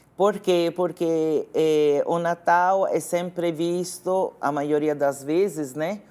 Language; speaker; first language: Portuguese; non-native, fluent; Italian